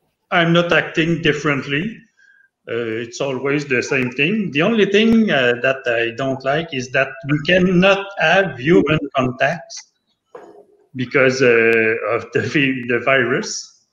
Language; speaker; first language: English; non-native, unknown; French